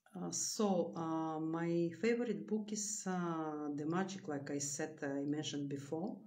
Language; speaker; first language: English; non-native, learner; Bulgarian